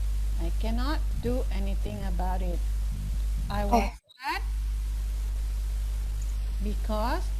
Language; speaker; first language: English; non-native, fluent; Indonesian